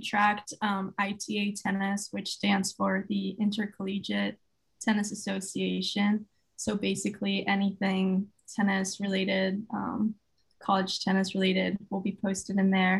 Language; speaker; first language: English; non-native, fluent; French